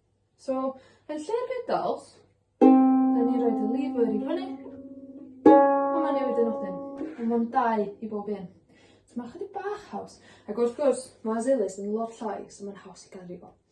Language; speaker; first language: Welsh; native; Welsh